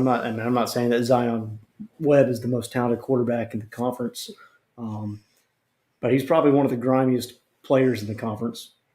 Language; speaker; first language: English; native; English